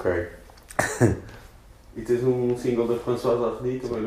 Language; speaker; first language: Portuguese; native; Portuguese